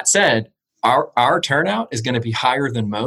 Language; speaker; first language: English; native; English